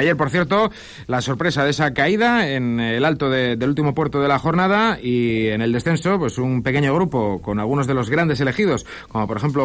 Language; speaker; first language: Spanish; native; Spanish